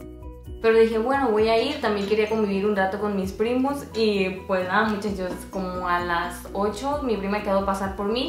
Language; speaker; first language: Spanish; native; Spanish